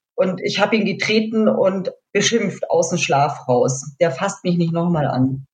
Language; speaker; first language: German; native; German